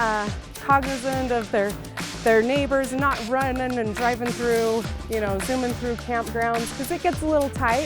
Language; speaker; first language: English; native; English